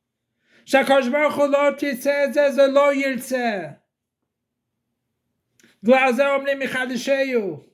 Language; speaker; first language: Hebrew; non-native, fluent; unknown